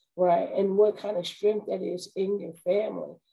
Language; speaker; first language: English; native; English